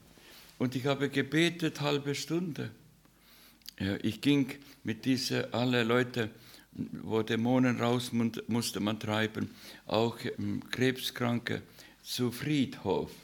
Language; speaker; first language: German; non-native, fluent; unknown